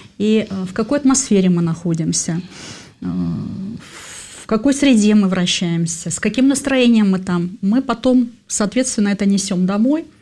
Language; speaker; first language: Russian; native; Russian